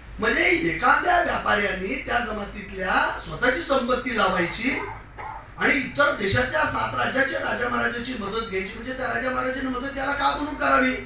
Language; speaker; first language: Marathi; non-native, local second language; Lambadi